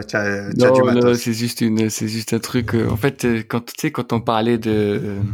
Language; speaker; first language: French; non-native, local second language; Arabic